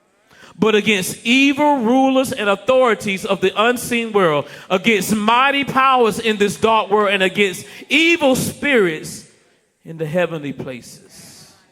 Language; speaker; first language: English; native; English